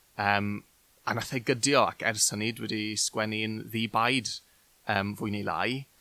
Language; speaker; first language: Welsh; native; Welsh